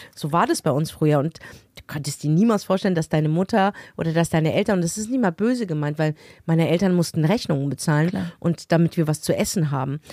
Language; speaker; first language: German; early bilingual, other home language; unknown